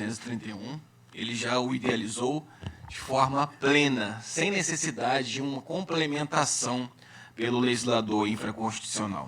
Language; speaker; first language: Portuguese; native; Portuguese